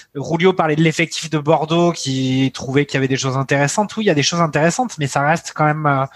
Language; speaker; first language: French; native; French